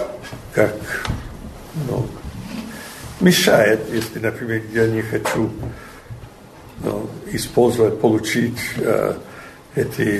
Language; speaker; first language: Russian; non-native, learner; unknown